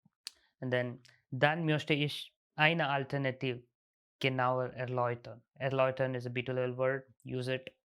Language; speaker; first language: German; non-native, fluent; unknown